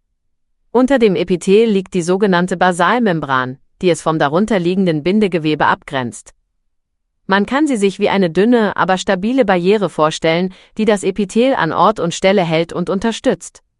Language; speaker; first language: German; native; German